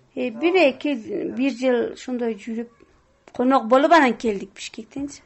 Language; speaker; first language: Kyrgyz; non-native, local second language; Tajik